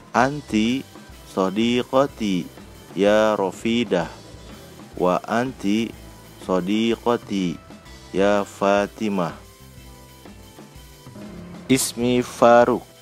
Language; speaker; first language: Arabic; non-native, fluent; Indonesian